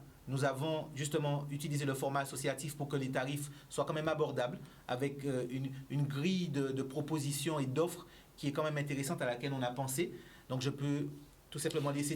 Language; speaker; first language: French; native; French